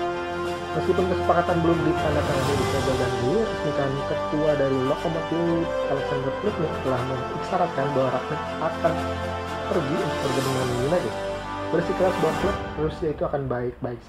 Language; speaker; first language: Indonesian; native; Indonesian